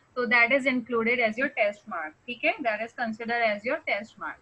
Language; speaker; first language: English; non-native, local second language; Hindi